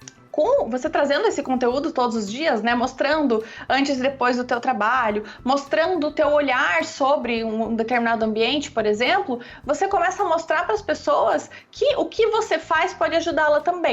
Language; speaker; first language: Portuguese; native; Portuguese